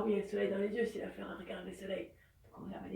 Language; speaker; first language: French; native; French